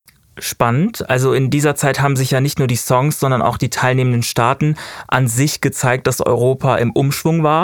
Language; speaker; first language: German; native; German